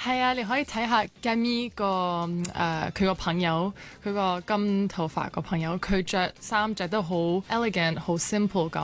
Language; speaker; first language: Cantonese; non-native, local second language; French